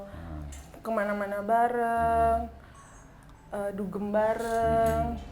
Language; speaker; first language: Indonesian; native; Indonesian